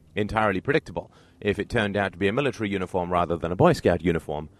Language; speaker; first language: English; native; English